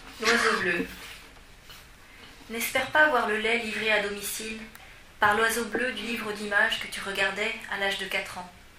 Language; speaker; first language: French; native; French